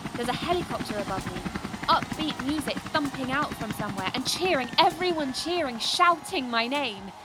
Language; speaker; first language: English; native; English